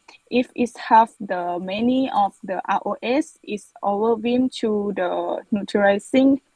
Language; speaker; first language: English; non-native, learner; Thai